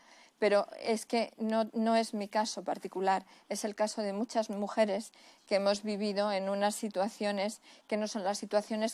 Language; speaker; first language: Spanish; native; Spanish